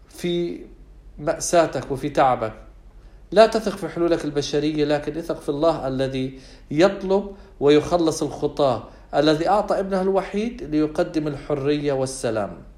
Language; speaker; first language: Arabic; non-native, fluent; English